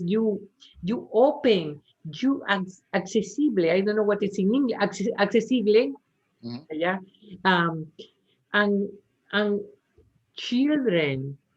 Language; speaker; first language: English; non-native, learner; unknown